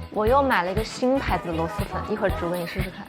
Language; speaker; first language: Chinese; native; Chinese